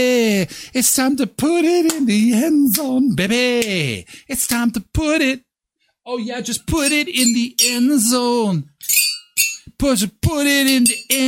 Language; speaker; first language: English; native; English